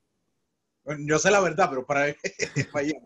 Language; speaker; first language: Spanish; non-native, fluent; English